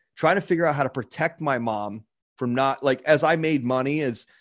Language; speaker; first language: English; native; English